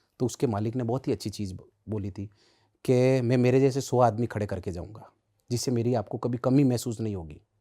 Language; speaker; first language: Hindi; native; Hindi